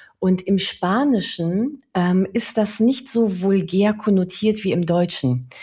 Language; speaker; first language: German; early bilingual, other home language; Spanish